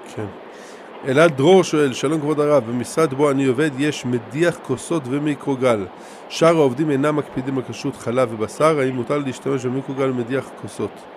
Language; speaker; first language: Hebrew; native; Hebrew